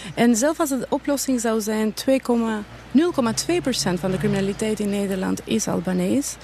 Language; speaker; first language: Dutch; non-native, fluent; Albanian